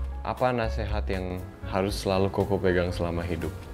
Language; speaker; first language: Indonesian; non-native, fluent; English